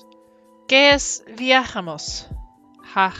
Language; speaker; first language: Spanish; non-native, learner; English